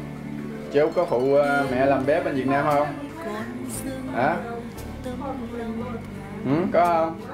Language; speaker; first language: Vietnamese; native; Vietnamese